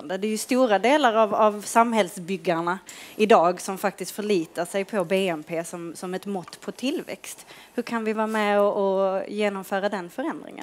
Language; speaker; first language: Swedish; native; Swedish